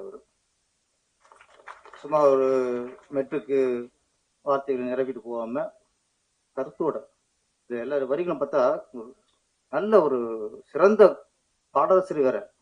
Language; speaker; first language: Tamil; native; Tamil